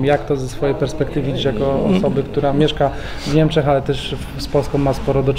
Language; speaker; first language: Polish; native; Polish